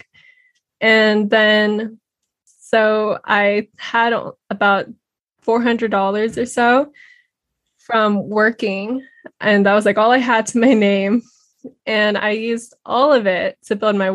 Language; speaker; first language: English; native; English